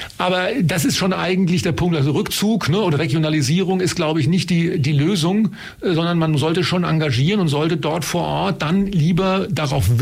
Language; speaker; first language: German; native; German